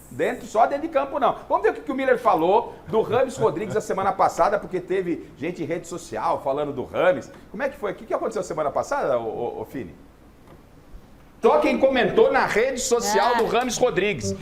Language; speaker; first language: Portuguese; native; Portuguese